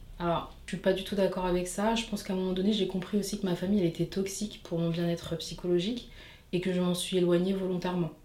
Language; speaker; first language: French; native; French